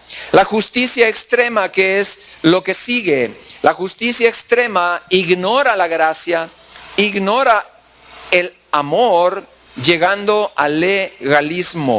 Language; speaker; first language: Spanish; native; Spanish